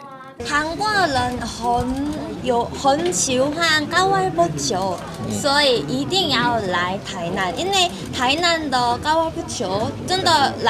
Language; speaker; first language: Chinese; non-native, learner; Korean